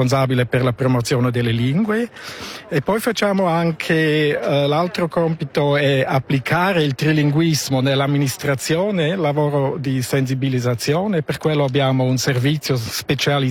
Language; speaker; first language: Italian; non-native, fluent; Romansh